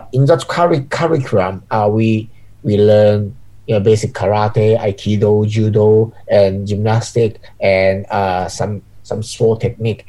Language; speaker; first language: English; non-native, learner; Japanese